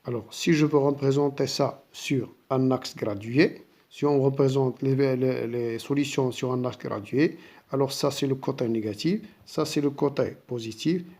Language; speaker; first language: French; non-native, local second language; Arabic